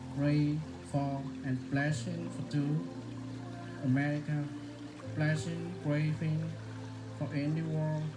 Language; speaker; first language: English; non-native, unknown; Vietnamese